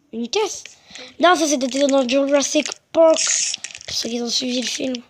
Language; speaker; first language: French; native; French